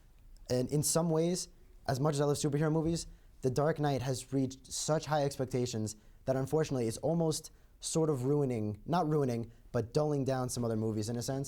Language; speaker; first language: English; native; English